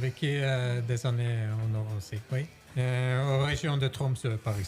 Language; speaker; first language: French; non-native, fluent; Norwegian